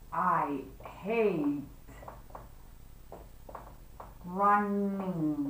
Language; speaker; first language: English; non-native, fluent; Catalan